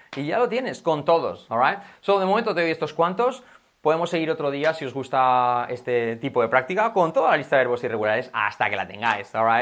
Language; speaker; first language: Spanish; native; Spanish